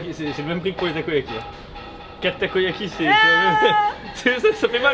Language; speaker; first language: French; native; French